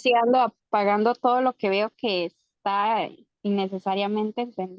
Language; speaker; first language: Spanish; native; Spanish